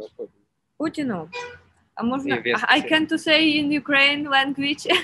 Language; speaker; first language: English; non-native, learner; Ukrainian